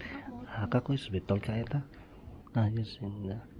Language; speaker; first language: Russian; non-native, learner; Filipino